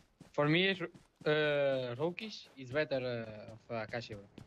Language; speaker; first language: English; non-native, learner; Portuguese